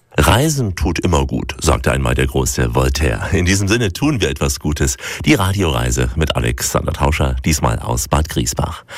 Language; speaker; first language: German; native; German